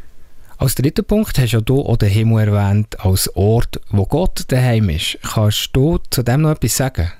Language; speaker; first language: German; native; German